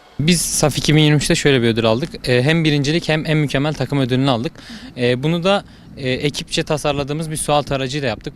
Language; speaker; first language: Turkish; native; Turkish